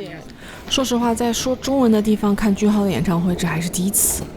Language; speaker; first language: Chinese; native; Chinese